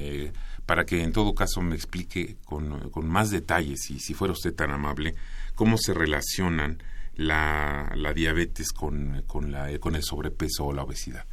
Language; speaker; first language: Spanish; native; Spanish